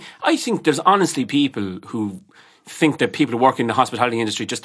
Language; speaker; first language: English; native; English